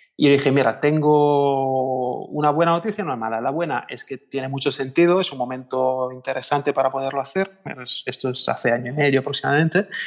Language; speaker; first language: Spanish; non-native, fluent; Italian